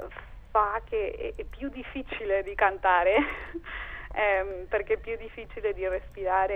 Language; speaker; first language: Italian; non-native, fluent; Spanish